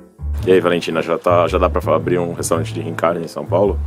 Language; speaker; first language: Portuguese; native; Portuguese